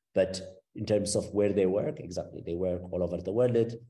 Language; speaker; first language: English; non-native, fluent; Amharic